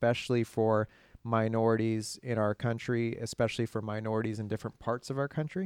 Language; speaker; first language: English; native; English